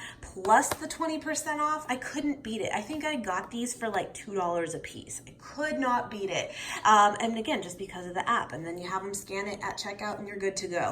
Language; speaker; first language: English; native; English